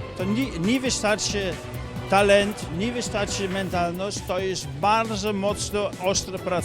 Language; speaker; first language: Polish; non-native, learner; Dutch